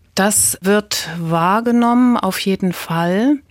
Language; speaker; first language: German; native; German